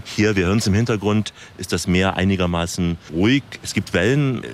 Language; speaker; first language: German; native; German